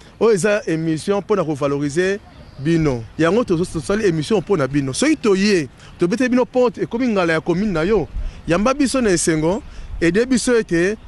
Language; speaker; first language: Lingala; native; Lingala